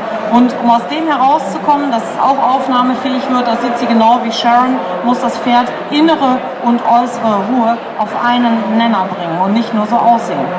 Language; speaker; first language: German; native; German